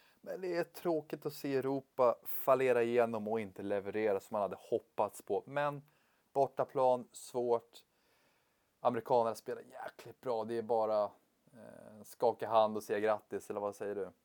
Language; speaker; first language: Swedish; native; Swedish